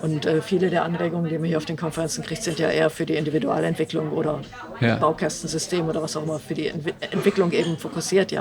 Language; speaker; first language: German; native; German